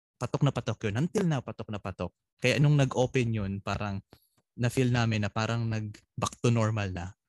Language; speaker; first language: Filipino; non-native, local second language; Bikol